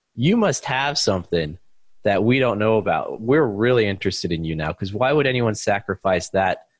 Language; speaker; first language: English; native; English